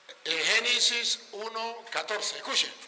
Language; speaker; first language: Spanish; native; Spanish